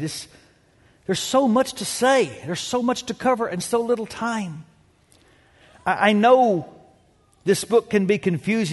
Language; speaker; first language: English; native; English